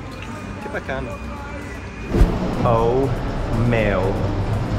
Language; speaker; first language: Portuguese; non-native, learner; English